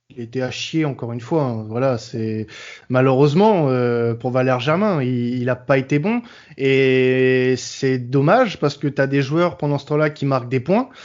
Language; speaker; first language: French; native; French